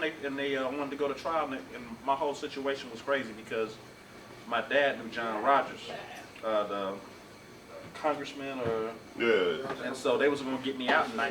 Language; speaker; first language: English; native; English